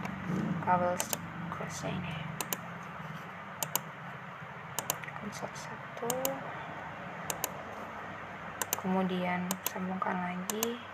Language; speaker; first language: Indonesian; native; Indonesian